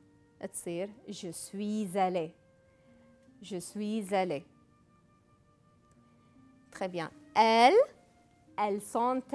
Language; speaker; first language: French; non-native, fluent; Arabic